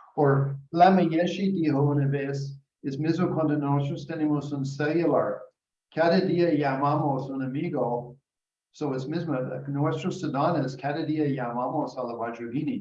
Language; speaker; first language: Spanish; non-native, learner; English